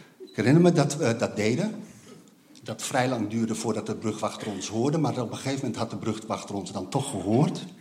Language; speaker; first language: Dutch; native; Dutch